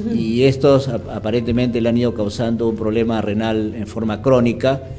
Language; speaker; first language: Spanish; native; Spanish